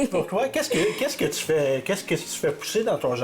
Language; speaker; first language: French; native; French